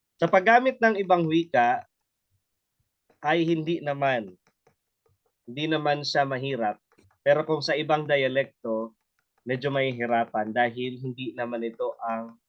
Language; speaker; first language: Filipino; non-native, local second language; Bikol